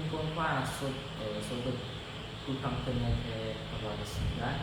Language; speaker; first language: Korean; non-native, learner; Khmer